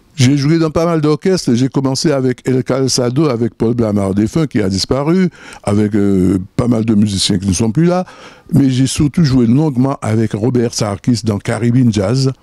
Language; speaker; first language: French; native; French